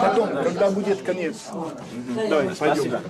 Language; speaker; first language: Russian; non-native, learner; French